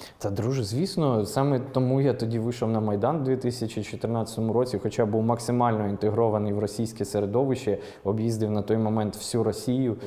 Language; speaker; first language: Ukrainian; non-native, local second language; Russian